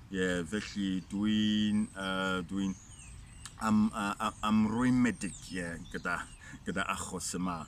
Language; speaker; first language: Welsh; non-native, fluent; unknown